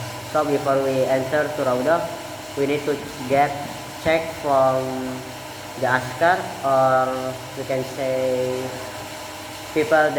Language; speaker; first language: English; non-native, learner; Indonesian